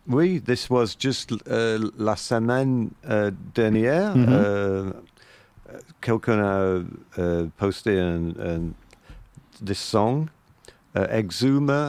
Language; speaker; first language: French; non-native, learner; English